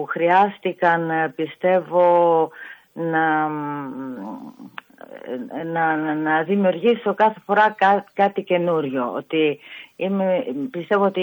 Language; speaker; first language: Greek; non-native, fluent; Italian